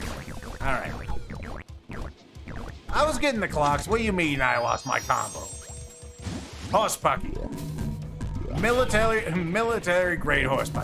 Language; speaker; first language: English; native; English